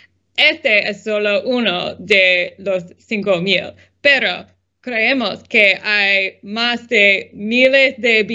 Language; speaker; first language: Spanish; non-native, fluent; English